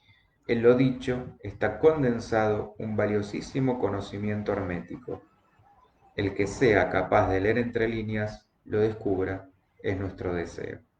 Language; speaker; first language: Spanish; native; Spanish